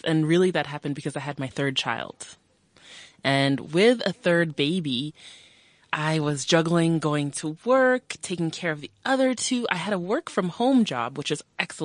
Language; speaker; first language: English; native; English